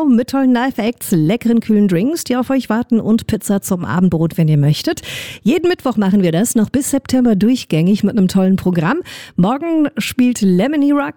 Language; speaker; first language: German; native; German